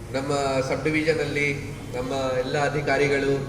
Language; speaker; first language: Kannada; non-native, learner; Hindi